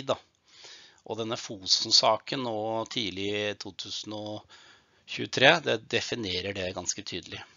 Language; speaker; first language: Norwegian; native; Norwegian